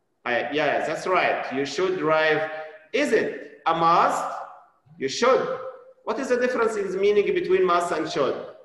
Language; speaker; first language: English; non-native, fluent; Arabic